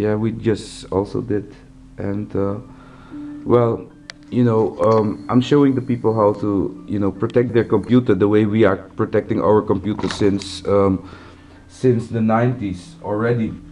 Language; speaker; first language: English; non-native, fluent; Dutch